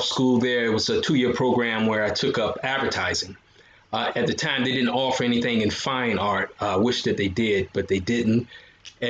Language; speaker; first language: English; native; English